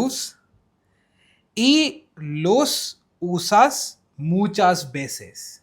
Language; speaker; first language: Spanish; non-native, learner; Hindi